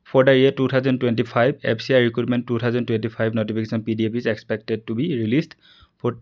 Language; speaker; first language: English; non-native, local second language; Assamese